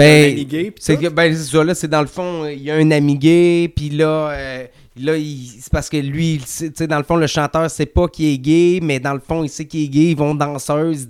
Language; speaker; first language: French; native; French